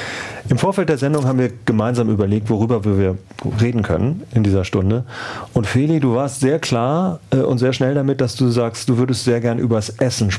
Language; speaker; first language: German; native; German